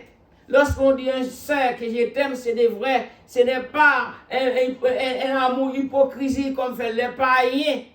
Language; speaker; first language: French; non-native, local second language; Haitian Creole